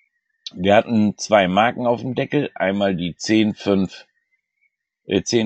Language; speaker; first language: German; native; German